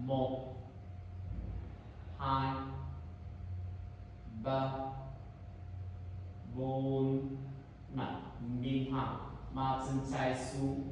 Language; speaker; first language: Vietnamese; non-native, learner; Indonesian